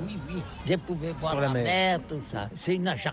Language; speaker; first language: French; non-native, learner; Catalan